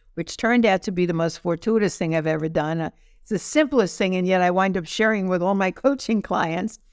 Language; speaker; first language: English; native; English